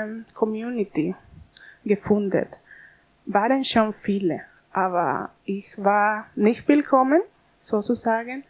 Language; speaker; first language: German; non-native, learner; Spanish